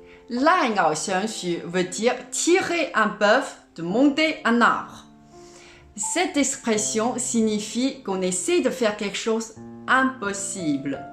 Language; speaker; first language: French; non-native, fluent; Cantonese